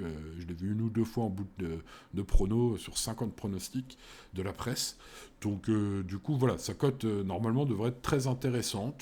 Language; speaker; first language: French; native; French